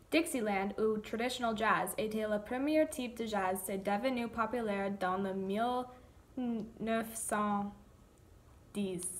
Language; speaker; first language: French; non-native, learner; English